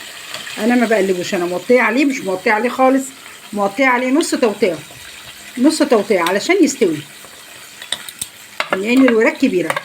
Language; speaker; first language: Arabic; native; Arabic